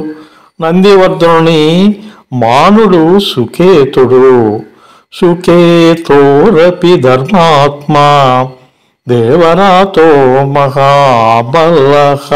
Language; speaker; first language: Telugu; native; Telugu